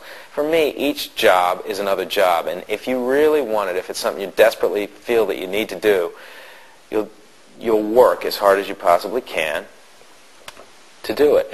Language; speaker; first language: English; native; English